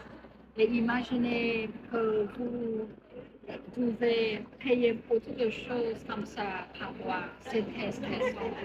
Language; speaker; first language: French; non-native, learner; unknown